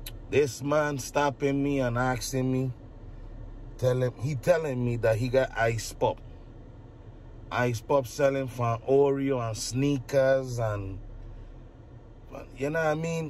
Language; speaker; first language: English; native; English